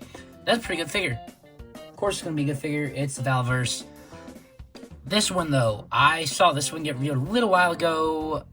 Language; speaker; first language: English; native; English